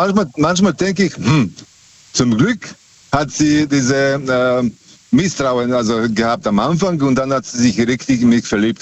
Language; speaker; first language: German; non-native, fluent; Serbian